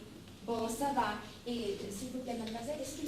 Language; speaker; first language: French; non-native, fluent; Russian